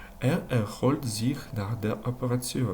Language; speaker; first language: German; non-native, learner; Ukrainian